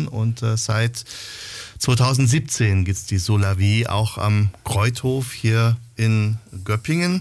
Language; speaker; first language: German; native; German